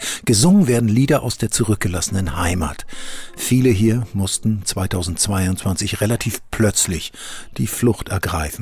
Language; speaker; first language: German; native; German